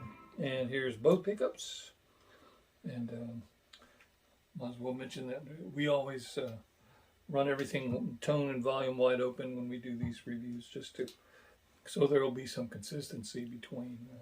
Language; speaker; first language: English; native; English